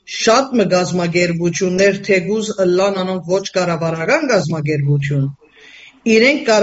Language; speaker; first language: Armenian; early bilingual, heritage; Armenian